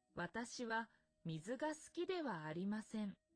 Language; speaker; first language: Japanese; non-native, learner; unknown